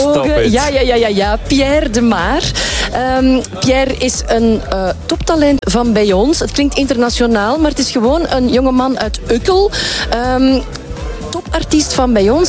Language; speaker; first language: Dutch; native; Dutch